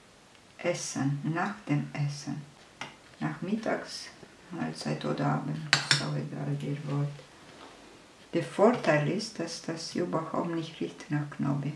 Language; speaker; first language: German; non-native, fluent; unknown